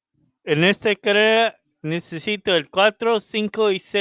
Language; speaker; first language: Spanish; early bilingual, heritage; Spanish